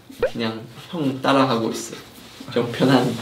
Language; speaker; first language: Korean; non-native, fluent; Chinese